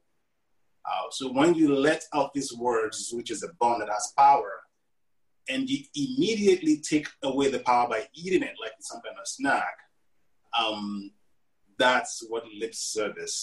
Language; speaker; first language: English; non-native, local second language; Yoruba